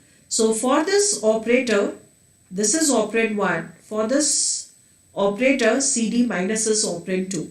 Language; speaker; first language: English; non-native, local second language; Hindi